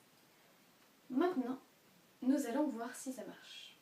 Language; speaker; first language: French; native; French